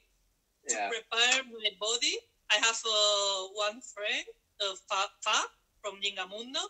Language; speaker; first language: English; non-native, learner; Spanish